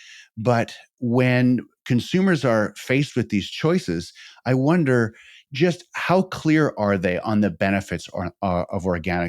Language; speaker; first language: English; native; English